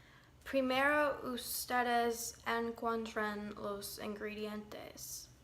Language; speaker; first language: Spanish; non-native, learner; English